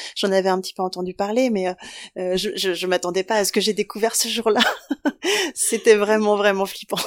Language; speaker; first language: French; native; French